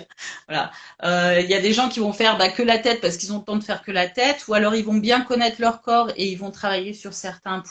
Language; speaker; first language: French; native; French